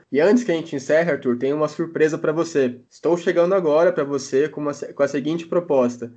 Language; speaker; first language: Portuguese; native; Portuguese